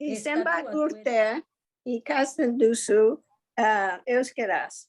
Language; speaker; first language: Basque; non-native, learner; Spanish